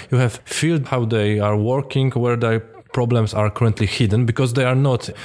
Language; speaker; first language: English; non-native, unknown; Polish